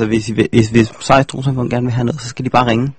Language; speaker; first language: Danish; native; Danish